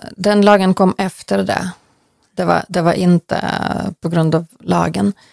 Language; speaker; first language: Swedish; non-native, fluent; Ukrainian